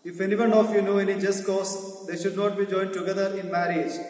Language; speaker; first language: English; non-native, local second language; Malayalam